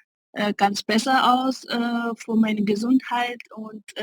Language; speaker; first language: German; non-native, learner; Hindi